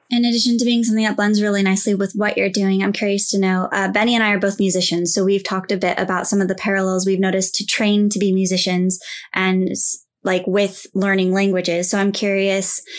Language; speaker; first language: English; native; English